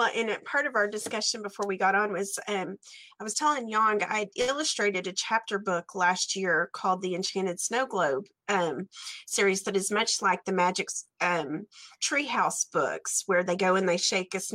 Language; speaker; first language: English; native; English